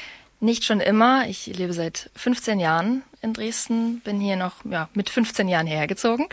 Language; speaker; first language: German; native; German